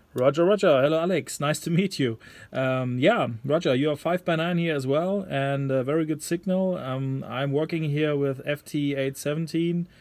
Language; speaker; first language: English; non-native, fluent; German